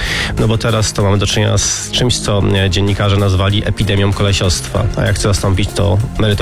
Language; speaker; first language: Polish; native; Polish